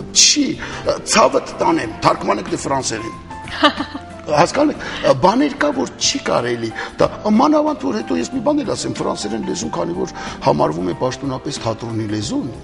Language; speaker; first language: Armenian; early bilingual, heritage; Armenian